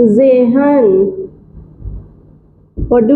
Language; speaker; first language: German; non-native, fluent; Hindi